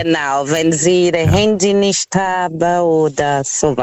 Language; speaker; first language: German; non-native, learner; Portuguese